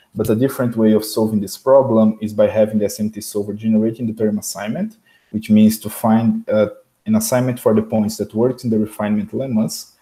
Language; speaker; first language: English; non-native, fluent; Portuguese